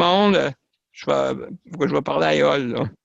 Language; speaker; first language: French; native; French